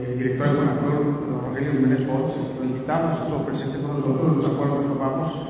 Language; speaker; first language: Spanish; non-native, local second language; Yucateco